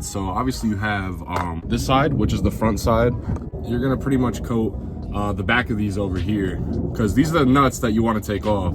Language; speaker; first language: English; native; English